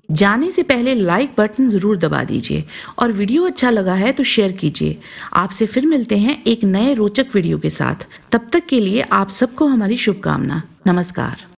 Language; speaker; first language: Hindi; non-native, local second language; Punjabi